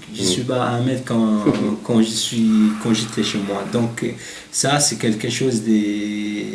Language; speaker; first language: French; non-native, learner; Arabic